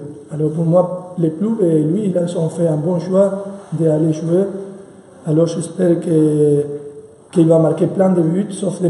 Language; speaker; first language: French; non-native, fluent; Spanish